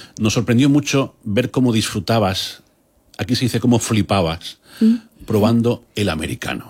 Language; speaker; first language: Spanish; native; Spanish